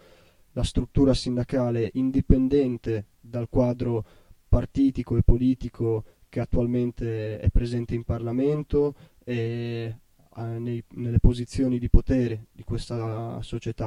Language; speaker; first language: Italian; native; Italian